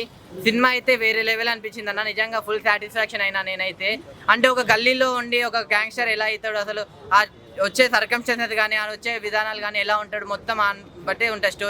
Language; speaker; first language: Telugu; native; Telugu